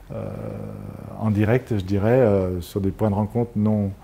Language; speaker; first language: French; native; French